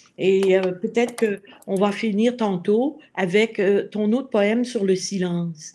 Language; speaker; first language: French; native; French